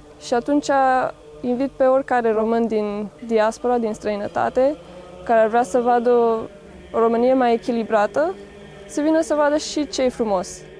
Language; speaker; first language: Romanian; early bilingual, heritage; Romanian